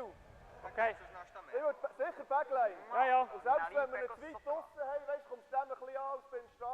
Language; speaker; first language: German; native; German